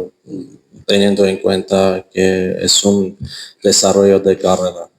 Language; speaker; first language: Spanish; non-native, fluent; Armenian